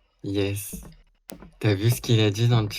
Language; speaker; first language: French; native; French